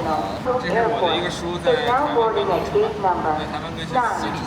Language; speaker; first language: Chinese; native; Chinese